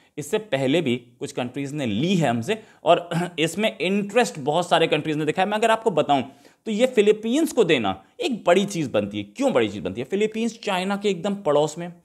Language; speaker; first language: Hindi; native; Hindi